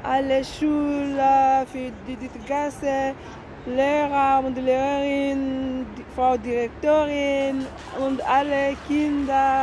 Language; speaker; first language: German; non-native, learner; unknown